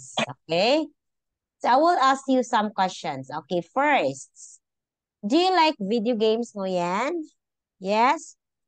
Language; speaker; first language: English; non-native, local second language; Filipino